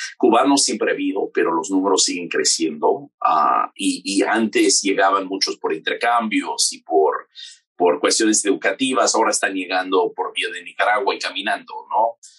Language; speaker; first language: Spanish; non-native, fluent; English